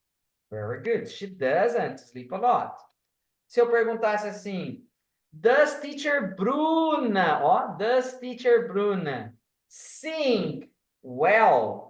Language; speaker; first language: English; non-native, fluent; Portuguese